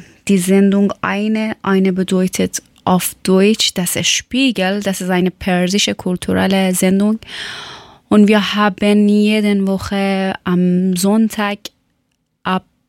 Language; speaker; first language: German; non-native, learner; Persian